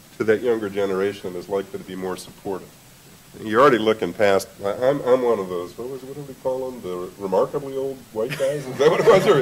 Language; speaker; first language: English; native; English